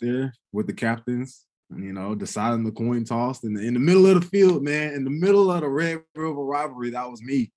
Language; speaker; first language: English; native; English